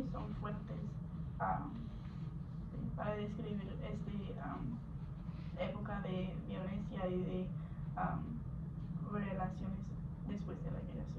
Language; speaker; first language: Spanish; non-native, learner; English